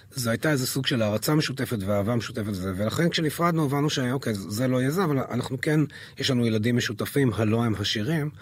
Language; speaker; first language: Hebrew; native; Hebrew